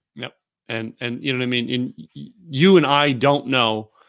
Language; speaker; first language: English; native; English